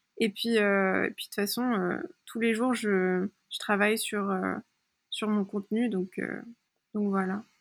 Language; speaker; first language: French; early bilingual, other home language; Persian